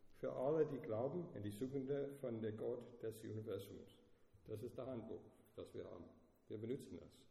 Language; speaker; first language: German; non-native, fluent; English